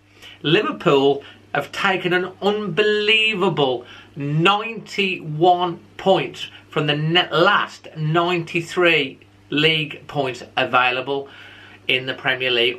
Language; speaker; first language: English; native; English